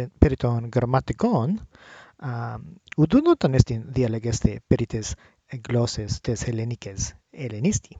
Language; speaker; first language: Greek; non-native, learner; English